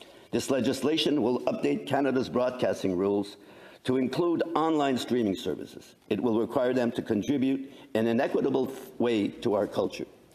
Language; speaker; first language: English; non-native, local second language; French